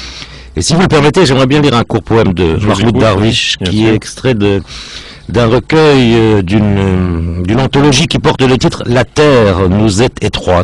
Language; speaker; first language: French; native; French